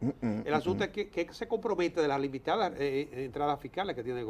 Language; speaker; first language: Spanish; native; Spanish